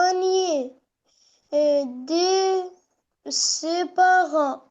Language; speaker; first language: French; non-native, learner; Arabic